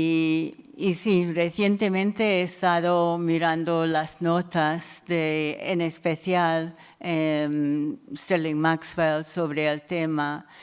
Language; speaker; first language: Spanish; non-native, fluent; English